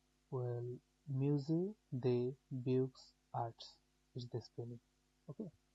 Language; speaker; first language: English; non-native, local second language; Bangla